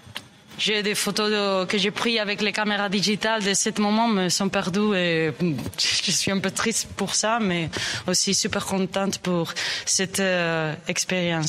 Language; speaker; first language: French; non-native, learner; Spanish